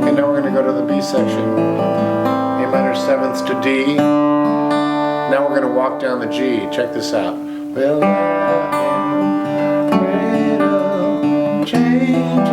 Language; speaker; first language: English; native; English